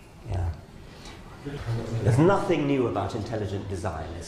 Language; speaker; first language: English; native; English